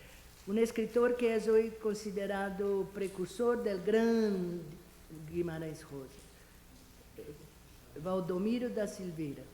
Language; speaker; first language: Spanish; non-native, fluent; Portuguese